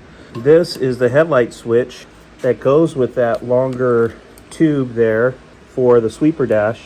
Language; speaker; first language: English; native; English